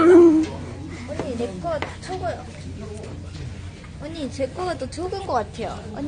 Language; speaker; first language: Korean; non-native, fluent; Japanese